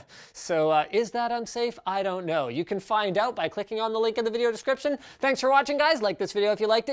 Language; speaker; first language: English; native; English